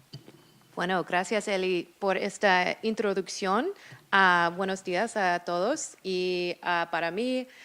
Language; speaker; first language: Spanish; non-native, fluent; English